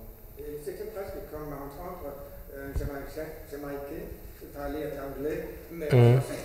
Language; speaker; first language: French; non-native, fluent; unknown